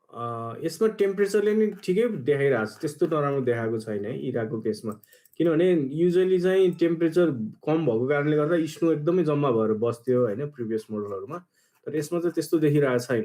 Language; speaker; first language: Nepali; native; Nepali